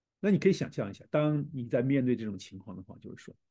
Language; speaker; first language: Chinese; native; Chinese